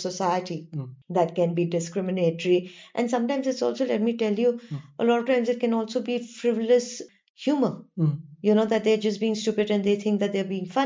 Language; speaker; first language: English; non-native, local second language; Gujarati